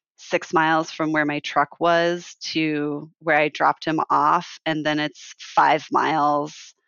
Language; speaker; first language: English; native; English